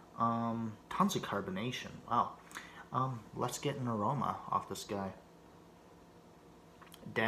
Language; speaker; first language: English; native; English